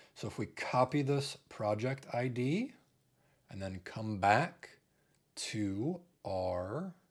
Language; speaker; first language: English; native; English